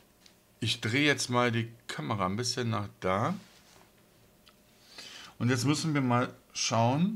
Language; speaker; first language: German; native; German